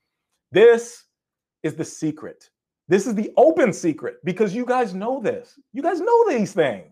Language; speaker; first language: English; native; English